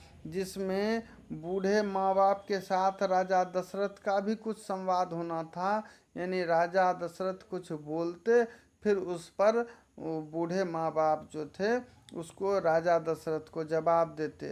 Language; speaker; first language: Hindi; native; Hindi